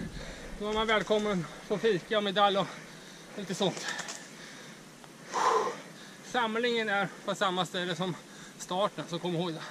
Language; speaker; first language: Swedish; native; Swedish